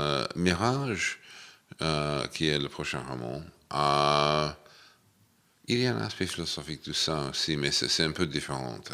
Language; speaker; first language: French; non-native, fluent; English